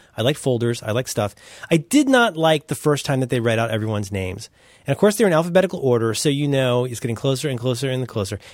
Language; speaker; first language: English; early bilingual, other home language; German